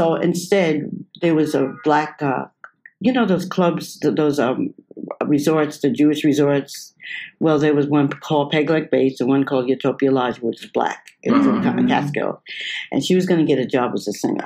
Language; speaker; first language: English; native; English